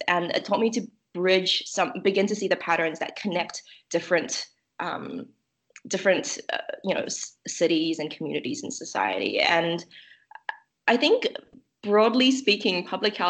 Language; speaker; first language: English; native; English